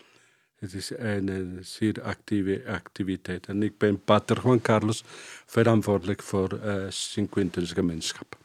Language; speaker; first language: Dutch; non-native, fluent; Spanish